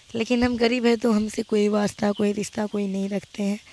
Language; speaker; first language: Hindi; native; Hindi